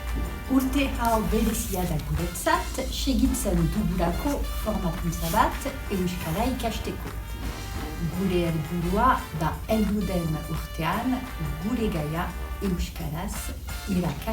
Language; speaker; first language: Basque; non-native, learner; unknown